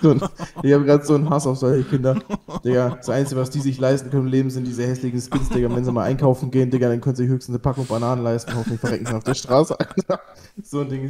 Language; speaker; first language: German; native; German